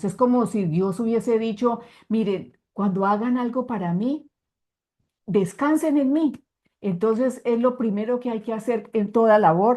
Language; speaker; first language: Spanish; native; Spanish